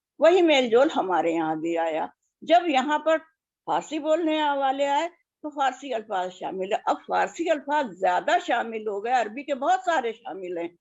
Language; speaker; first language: Urdu; native; Urdu